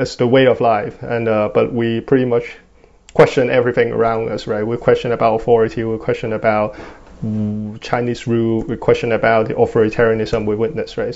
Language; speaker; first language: English; non-native, local second language; Cantonese